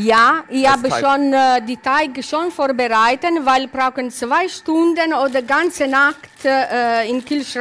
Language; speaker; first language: German; non-native, learner; Italian